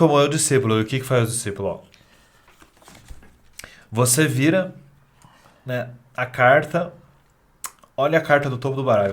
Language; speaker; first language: Portuguese; native; Portuguese